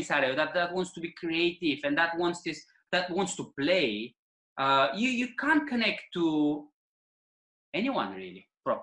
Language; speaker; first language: English; non-native, fluent; Bulgarian